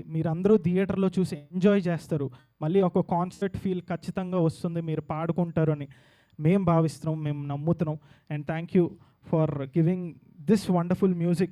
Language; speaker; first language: Telugu; native; Telugu